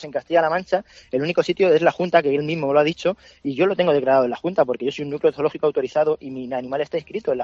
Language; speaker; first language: Spanish; native; Spanish